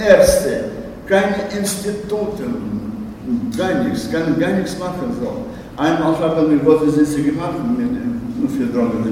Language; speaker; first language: German; non-native, learner; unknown